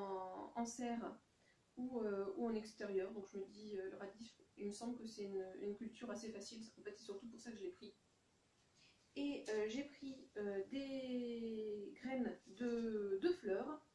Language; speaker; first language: French; native; French